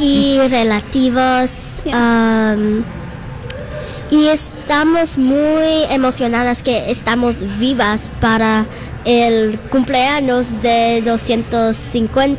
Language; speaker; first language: Spanish; non-native, learner; English